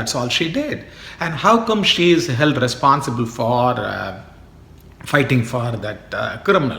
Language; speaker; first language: English; non-native, local second language; Tamil